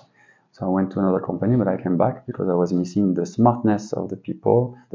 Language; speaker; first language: English; non-native, fluent; French